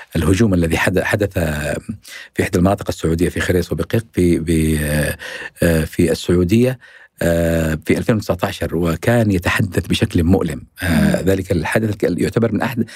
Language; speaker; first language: Arabic; native; Arabic